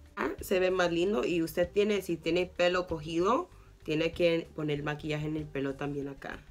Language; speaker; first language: Spanish; early bilingual, heritage; English